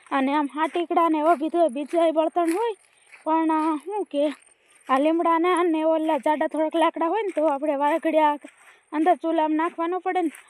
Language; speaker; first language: Gujarati; native; Gujarati